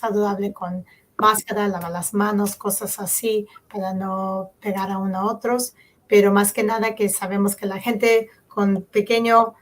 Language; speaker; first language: Spanish; early bilingual, heritage; Spanish